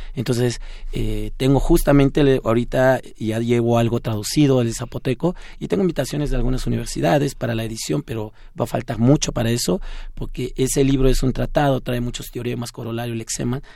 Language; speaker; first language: Spanish; non-native, local second language; Zapotec